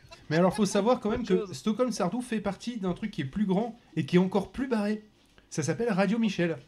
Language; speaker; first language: French; native; French